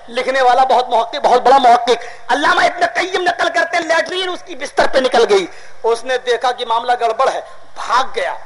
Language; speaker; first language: Urdu; native; Urdu